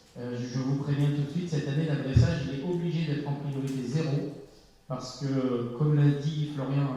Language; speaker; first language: French; native; French